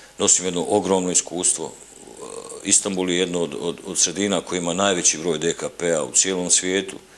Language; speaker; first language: Bosnian; native; Bosnian